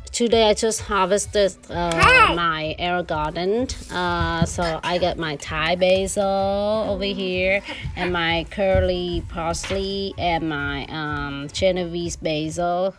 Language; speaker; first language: English; non-native, fluent; Vietnamese